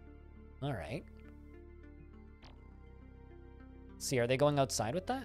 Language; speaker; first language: English; native; English